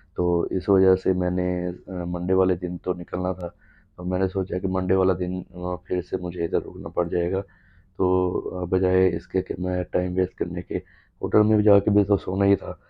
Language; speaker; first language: Urdu; non-native, local second language; Punjabi